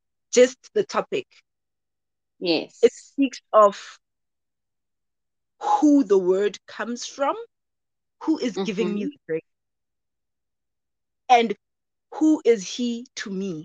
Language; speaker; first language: English; non-native, local second language; Zulu